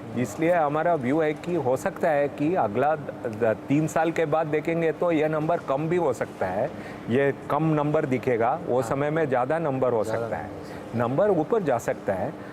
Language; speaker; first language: Hindi; non-native, local second language; Tamil